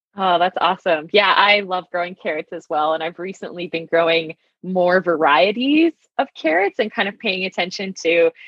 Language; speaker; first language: English; native; English